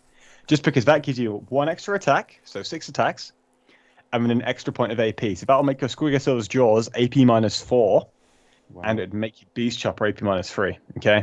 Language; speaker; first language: English; native; English